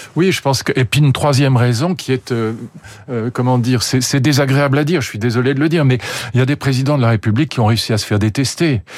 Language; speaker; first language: French; native; French